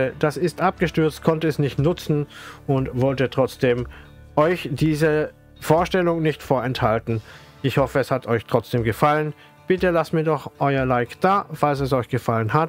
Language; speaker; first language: German; native; German